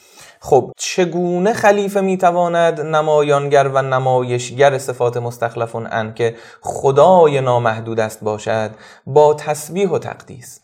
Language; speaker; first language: Persian; native; Persian